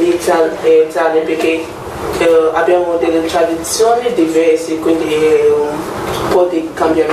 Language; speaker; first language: Italian; non-native, learner; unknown